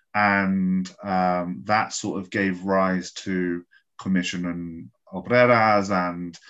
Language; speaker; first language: English; native; English